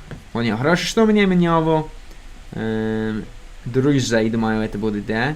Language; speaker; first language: Russian; non-native, learner; English